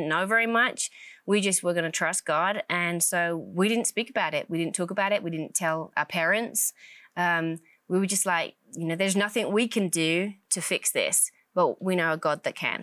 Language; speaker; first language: English; native; English